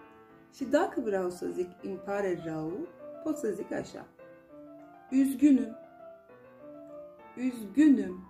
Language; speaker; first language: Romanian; non-native, fluent; Turkish